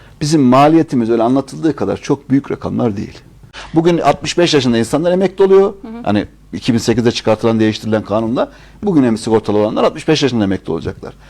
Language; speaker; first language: Turkish; native; Turkish